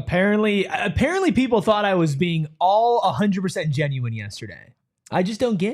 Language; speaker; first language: English; native; English